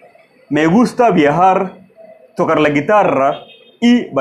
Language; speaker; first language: Spanish; non-native, fluent; Swahili